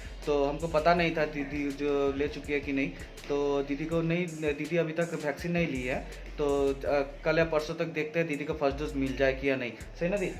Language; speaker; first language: Hindi; native; Hindi